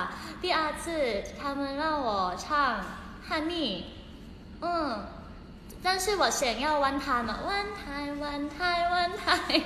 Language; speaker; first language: Chinese; non-native, learner; Thai